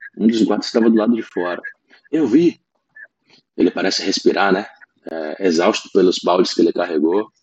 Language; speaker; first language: Portuguese; native; Portuguese